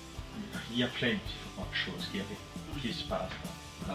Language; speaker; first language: French; non-native, fluent; English